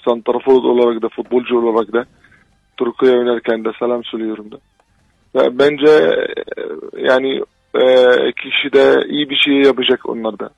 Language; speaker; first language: Turkish; non-native, learner; Arabic